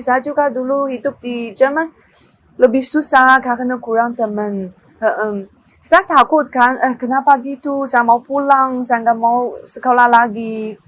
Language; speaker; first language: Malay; non-native, learner; Chinese